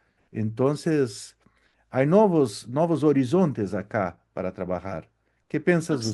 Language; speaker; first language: Spanish; non-native, learner; Portuguese